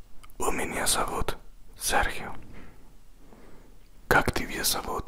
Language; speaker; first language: Russian; non-native, learner; Spanish